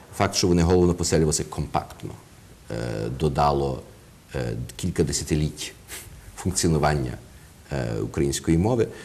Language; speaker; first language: Ukrainian; early bilingual, heritage; Ukrainian